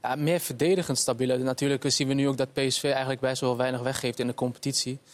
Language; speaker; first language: Dutch; early bilingual, other home language; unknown